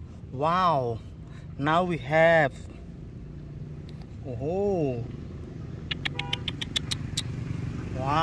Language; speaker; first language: English; non-native, learner; Indonesian